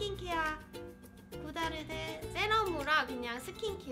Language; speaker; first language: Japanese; non-native, learner; Korean